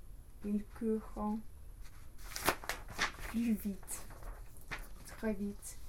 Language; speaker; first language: French; non-native, learner; English